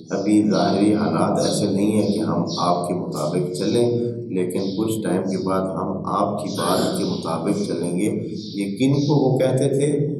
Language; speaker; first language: Urdu; native; Urdu